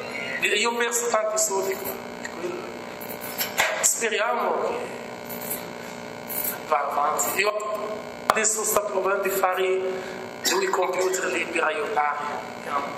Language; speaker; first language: Italian; non-native, learner; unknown